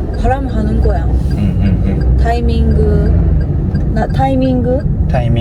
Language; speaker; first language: Korean; non-native, learner; Japanese